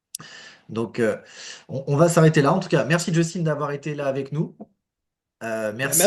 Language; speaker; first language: French; native; French